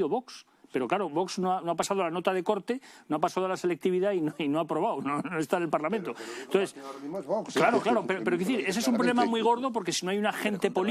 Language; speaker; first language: Spanish; native; Spanish